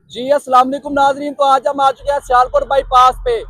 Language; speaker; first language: Urdu; non-native, local second language; Punjabi